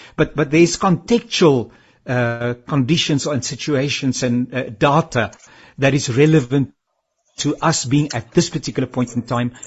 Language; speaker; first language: English; non-native, local second language; Afrikaans